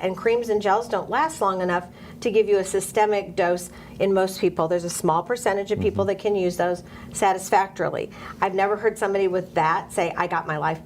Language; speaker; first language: English; native; English